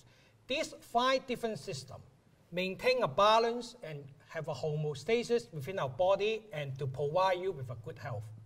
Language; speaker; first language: English; non-native, local second language; Cantonese